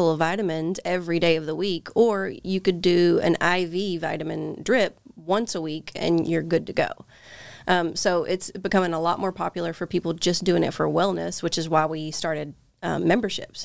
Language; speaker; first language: English; native; English